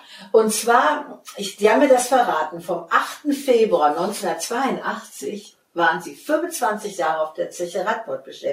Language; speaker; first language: German; native; German